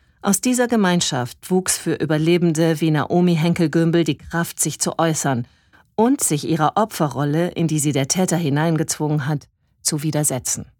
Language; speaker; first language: German; native; German